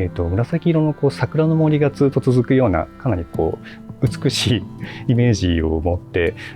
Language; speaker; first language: Japanese; native; Japanese